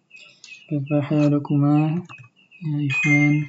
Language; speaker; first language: Arabic; non-native, fluent; Indonesian